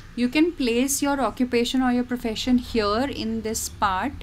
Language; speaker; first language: English; non-native, local second language; Hindi